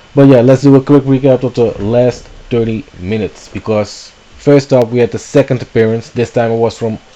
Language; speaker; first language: English; non-native, fluent; Dutch